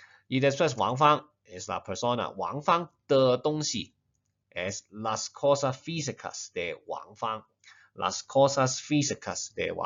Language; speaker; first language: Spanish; non-native, fluent; Chinese